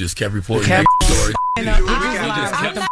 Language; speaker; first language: English; native; English